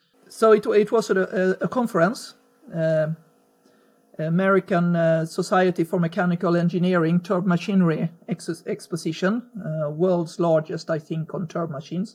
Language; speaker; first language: English; non-native, fluent; Swedish